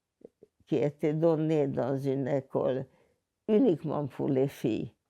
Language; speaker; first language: French; non-native, learner; Hungarian